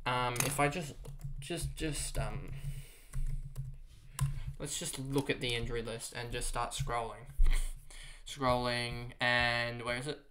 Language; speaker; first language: English; native; English